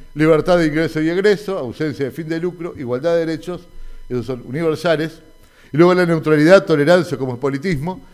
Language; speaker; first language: Spanish; native; Spanish